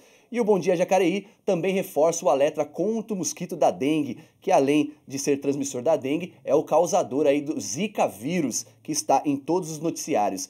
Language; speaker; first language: Portuguese; native; Portuguese